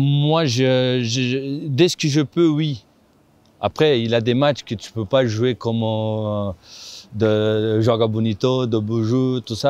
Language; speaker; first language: French; non-native, fluent; Portuguese